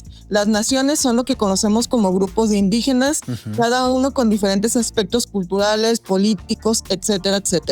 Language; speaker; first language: Spanish; native; Spanish